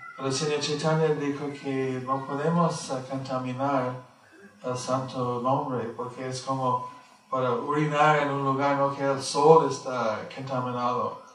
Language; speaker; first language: Spanish; non-native, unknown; English